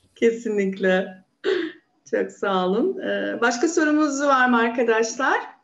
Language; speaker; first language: Turkish; native; Turkish